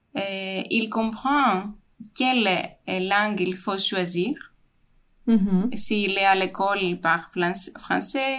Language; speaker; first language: French; non-native, fluent; Greek